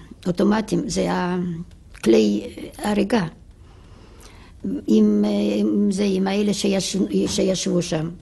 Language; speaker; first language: Hebrew; non-native, fluent; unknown